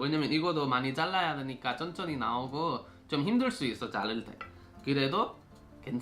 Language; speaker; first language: Korean; non-native, fluent; Spanish